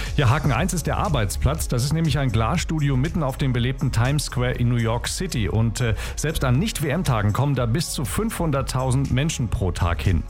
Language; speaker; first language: German; native; German